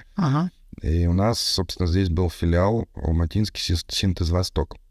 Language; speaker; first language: Russian; native; Russian